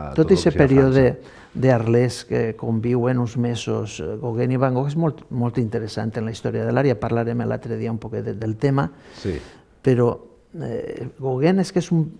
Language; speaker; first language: Catalan; native; Catalan